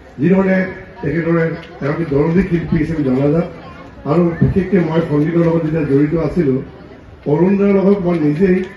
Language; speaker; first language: Assamese; native; Assamese